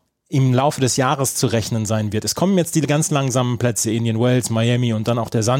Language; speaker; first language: German; native; German